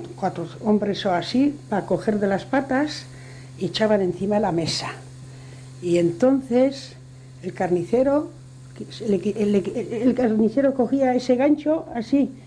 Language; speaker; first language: Spanish; non-native, local second language; Basque